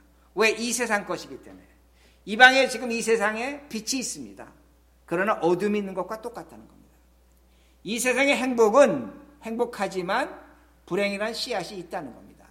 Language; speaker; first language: Korean; native; Korean